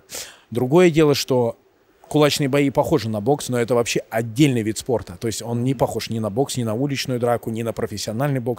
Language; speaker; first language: Russian; native; Russian